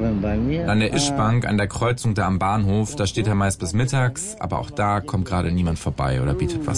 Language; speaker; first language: German; native; German